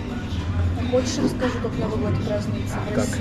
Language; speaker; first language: Russian; native; Russian